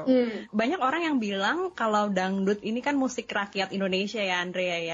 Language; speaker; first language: Indonesian; native; Indonesian